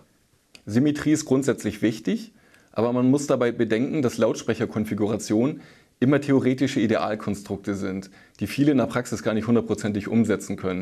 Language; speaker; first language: German; native; German